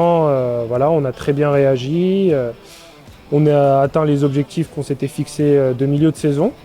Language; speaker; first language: French; native; French